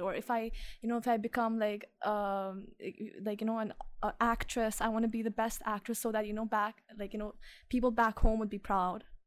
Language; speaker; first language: English; early bilingual, other home language; Russian